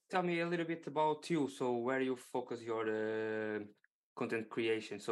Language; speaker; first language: English; non-native, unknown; Portuguese